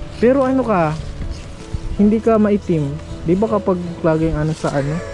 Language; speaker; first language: Filipino; native; Filipino